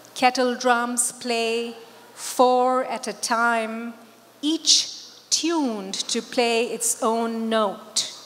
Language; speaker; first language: English; non-native, local second language; Urdu